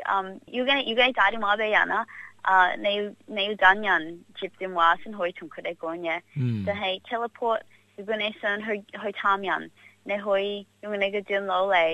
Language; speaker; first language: Cantonese; early bilingual, heritage; Cantonese